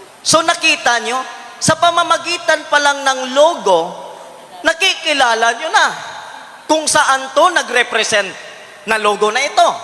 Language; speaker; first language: Filipino; non-native, local second language; Cebuano